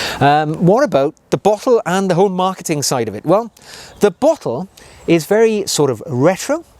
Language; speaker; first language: English; native; English